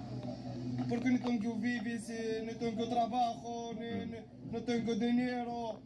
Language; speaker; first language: Spanish; non-native, learner; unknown